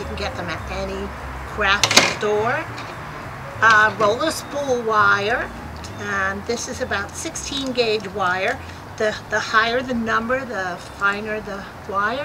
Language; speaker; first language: English; native; English